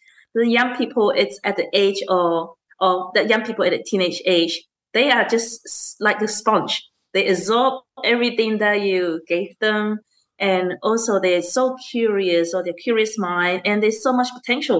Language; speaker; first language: English; non-native, local second language; Chinese